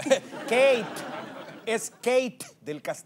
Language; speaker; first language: Spanish; native; Spanish